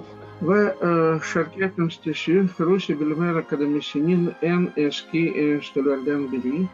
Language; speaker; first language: Turkish; non-native, fluent; Russian